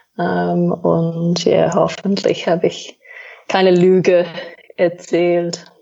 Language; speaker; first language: German; non-native, fluent; English